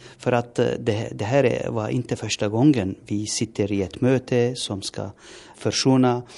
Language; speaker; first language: Swedish; non-native, fluent; Turoyo